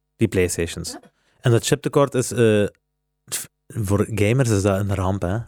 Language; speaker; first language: Dutch; native; Dutch